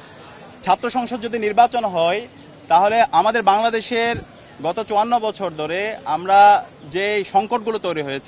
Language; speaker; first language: Bangla; native; Bangla